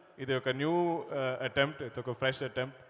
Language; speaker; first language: Telugu; non-native, learner; Malayalam